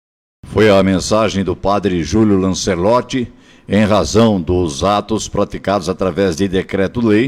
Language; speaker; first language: Portuguese; native; Portuguese